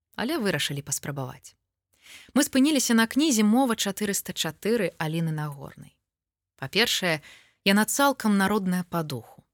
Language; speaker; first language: Belarusian; native; Belarusian